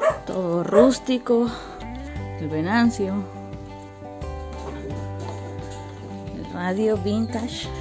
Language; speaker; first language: Spanish; native; Spanish